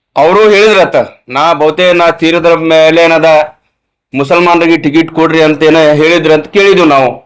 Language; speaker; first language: Kannada; non-native, local second language; Urdu